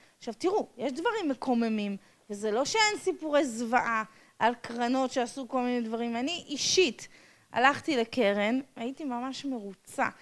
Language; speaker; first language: Hebrew; non-native, fluent; English